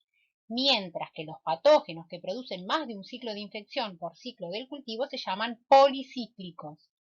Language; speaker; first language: Spanish; native; Spanish